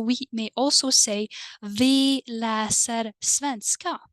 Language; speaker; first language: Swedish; non-native, fluent; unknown